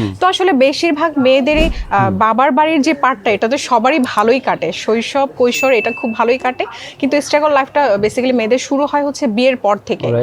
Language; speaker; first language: Bangla; non-native, local second language; Marma